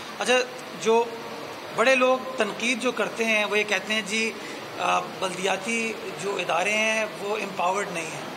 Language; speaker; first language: Urdu; native; Urdu